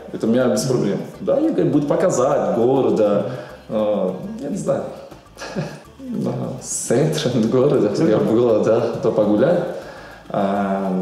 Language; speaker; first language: Russian; non-native, learner; Portuguese